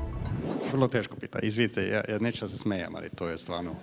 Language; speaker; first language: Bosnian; non-native, fluent; Swedish